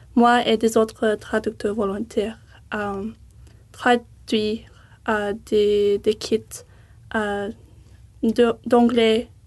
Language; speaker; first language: French; non-native, fluent; English